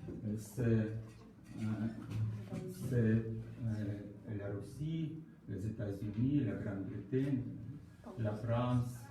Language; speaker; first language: French; non-native, learner; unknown